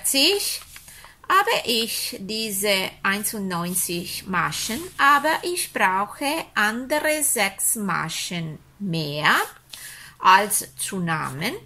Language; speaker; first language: German; non-native, fluent; Italian